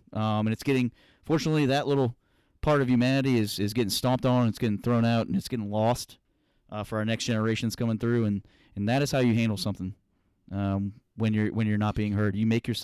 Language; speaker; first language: English; native; English